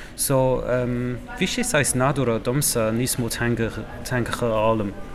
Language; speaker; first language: Irish; non-native, fluent; German